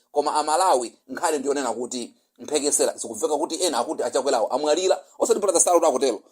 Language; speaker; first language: Nyanja; non-native, local second language; Yao